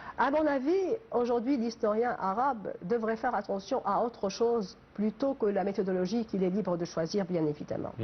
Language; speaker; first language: French; non-native, local second language; Arabic